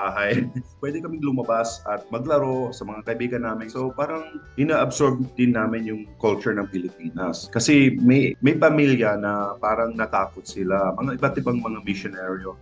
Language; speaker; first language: Filipino; non-native, local second language; English